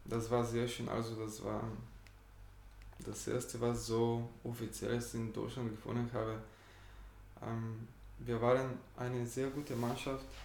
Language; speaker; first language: German; non-native, fluent; Bulgarian